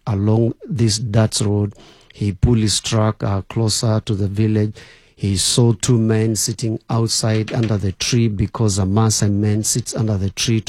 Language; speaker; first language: English; non-native, local second language; Masai